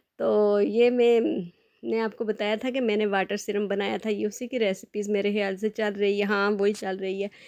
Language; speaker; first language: Urdu; non-native, local second language; Pahari-Potwari